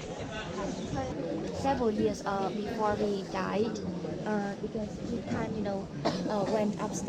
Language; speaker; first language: English; non-native, learner; Vietnamese